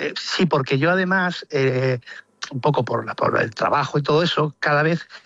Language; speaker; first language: Spanish; native; Spanish